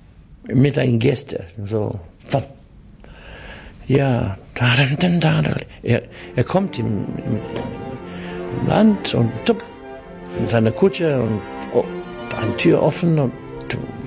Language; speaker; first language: German; non-native, fluent; English